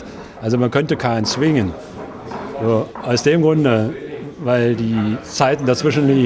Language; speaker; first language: German; native; German